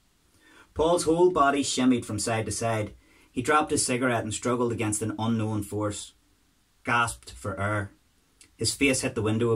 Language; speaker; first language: English; native; English